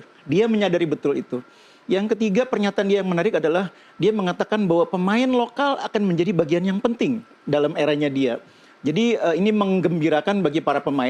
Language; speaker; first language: Indonesian; native; Indonesian